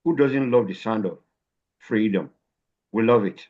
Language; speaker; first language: English; non-native, local second language; Yoruba